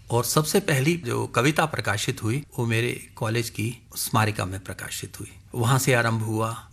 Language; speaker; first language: Hindi; non-native, local second language; Punjabi